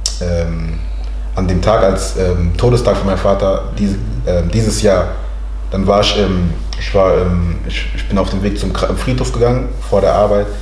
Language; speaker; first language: German; early bilingual, other home language; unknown